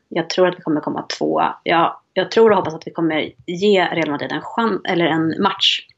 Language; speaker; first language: Swedish; native; Swedish